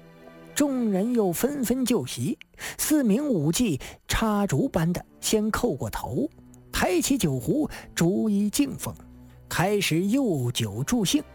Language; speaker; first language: Chinese; native; Chinese